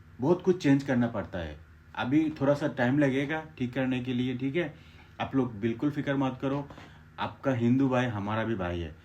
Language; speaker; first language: Hindi; non-native, fluent; Bangla